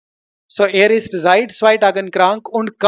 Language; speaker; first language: German; non-native, fluent; Hindi